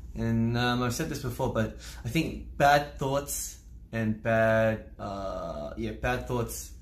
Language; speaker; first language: English; early bilingual, other home language; Korean